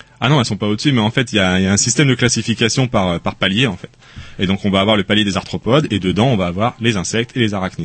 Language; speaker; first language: French; native; French